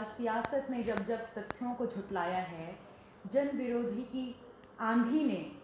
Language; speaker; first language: Hindi; native; Hindi